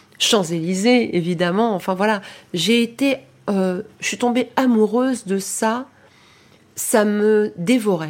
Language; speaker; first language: French; early bilingual, heritage; French